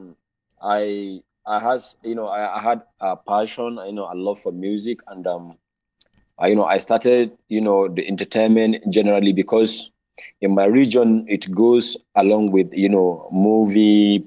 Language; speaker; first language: English; non-native, local second language; Hausa